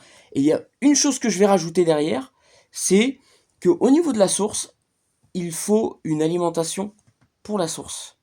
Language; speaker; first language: French; native; French